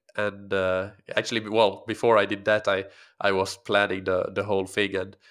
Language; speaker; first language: English; non-native, fluent; Swedish